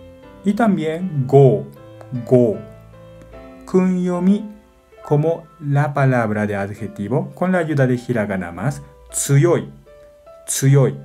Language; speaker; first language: Spanish; non-native, fluent; Japanese